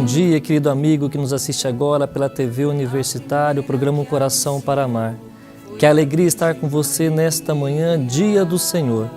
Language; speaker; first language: Portuguese; native; Portuguese